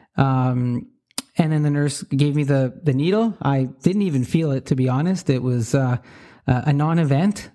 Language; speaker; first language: English; native; English